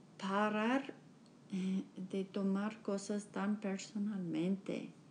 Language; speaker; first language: Spanish; non-native, learner; English